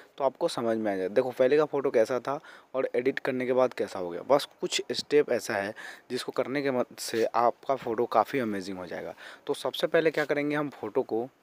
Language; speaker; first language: Hindi; native; Hindi